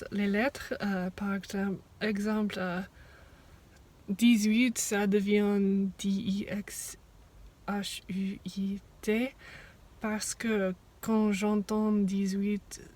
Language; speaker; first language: French; non-native, fluent; English